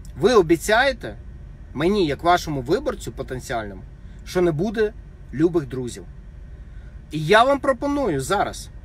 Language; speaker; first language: Ukrainian; non-native, fluent; Russian